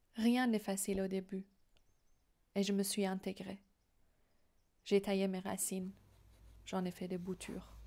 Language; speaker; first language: French; non-native, fluent; Persian